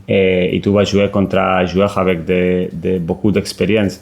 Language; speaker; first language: French; non-native, learner; Spanish